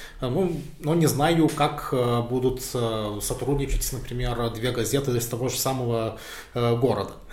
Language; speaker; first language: Russian; non-native, fluent; Lithuanian